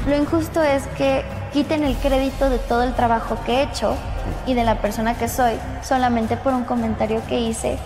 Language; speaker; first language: Spanish; native; Spanish